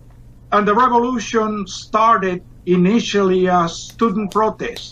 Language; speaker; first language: English; non-native, fluent; Spanish